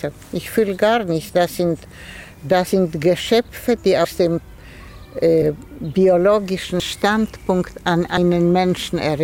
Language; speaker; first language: German; non-native, fluent; Polish